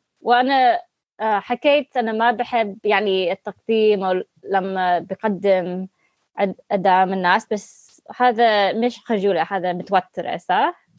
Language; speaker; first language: Arabic; non-native, learner; English